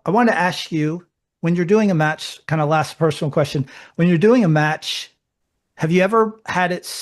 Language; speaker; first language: English; native; English